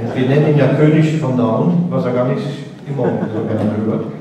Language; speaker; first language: German; native; German